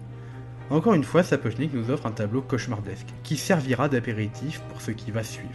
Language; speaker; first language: French; native; French